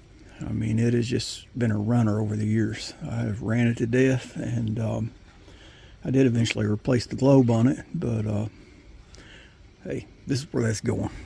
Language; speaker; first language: English; native; English